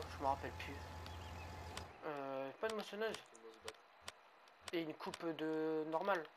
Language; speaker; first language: French; native; French